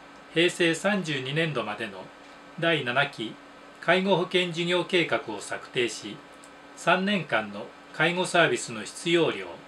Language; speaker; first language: Japanese; native; Japanese